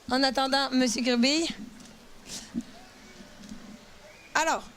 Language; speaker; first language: French; native; French